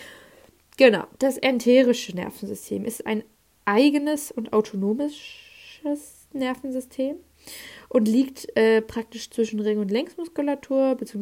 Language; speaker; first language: German; native; German